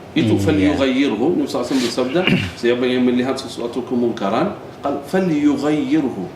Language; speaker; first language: Indonesian; non-native, fluent; Arabic